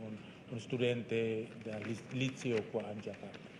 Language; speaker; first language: Italian; non-native, fluent; Indonesian